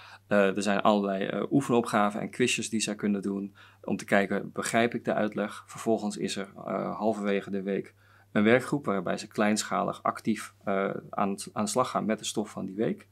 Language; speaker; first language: Dutch; native; Dutch